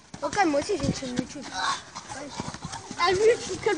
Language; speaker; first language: French; native; French